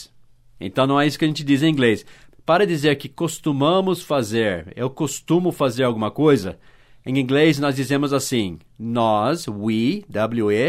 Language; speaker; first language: Portuguese; non-native, fluent; English